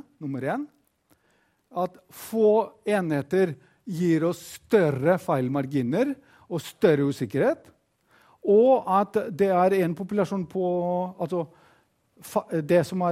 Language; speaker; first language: Norwegian; non-native, fluent; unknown